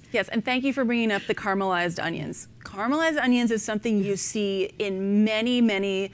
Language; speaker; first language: English; native; English